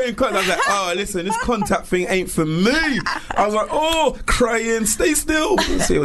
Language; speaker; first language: English; native; English